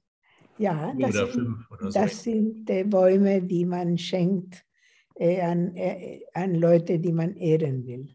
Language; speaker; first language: German; non-native, fluent; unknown